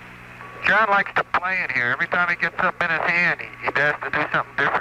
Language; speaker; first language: English; native; English